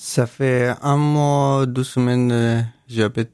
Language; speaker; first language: French; non-native, learner; Persian